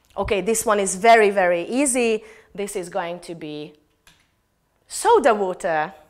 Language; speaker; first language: English; non-native, fluent; Hungarian